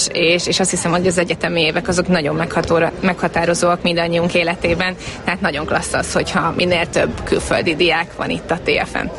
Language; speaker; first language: Hungarian; native; Hungarian